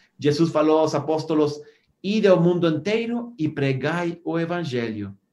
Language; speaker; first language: Portuguese; non-native, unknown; Spanish